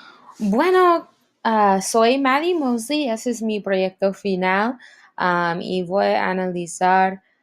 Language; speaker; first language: Spanish; non-native, learner; English